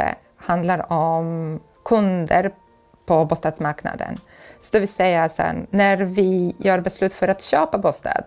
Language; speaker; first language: Swedish; non-native, fluent; Polish